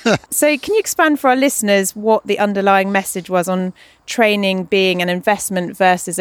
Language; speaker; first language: English; native; English